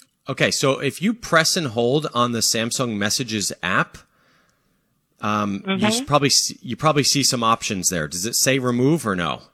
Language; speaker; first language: English; native; English